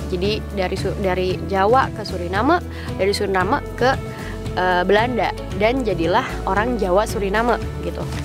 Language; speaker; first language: Indonesian; native; Indonesian